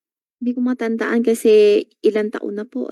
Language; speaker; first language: Filipino; non-native, learner; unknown